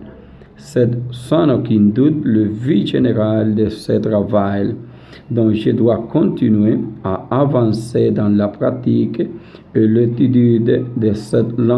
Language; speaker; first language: French; non-native, learner; Spanish